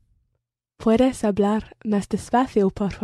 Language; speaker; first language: Spanish; non-native, learner; English